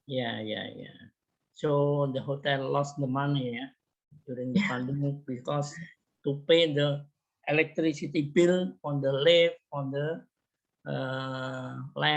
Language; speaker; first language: English; non-native, learner; Indonesian